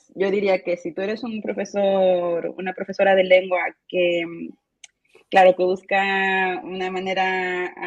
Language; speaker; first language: Spanish; native; Spanish